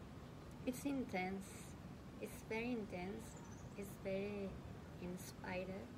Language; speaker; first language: English; non-native, learner; Spanish